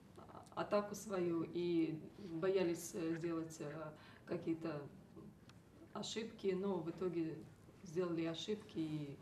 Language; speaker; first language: Russian; native; Russian